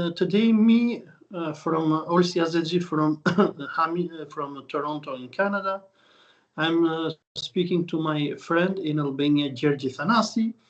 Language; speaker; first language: English; non-native, fluent; Albanian